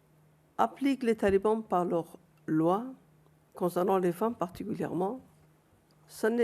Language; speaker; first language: French; non-native, fluent; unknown